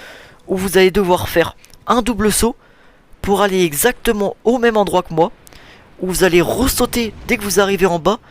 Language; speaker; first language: French; native; French